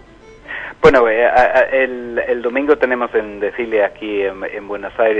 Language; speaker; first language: Spanish; non-native, fluent; English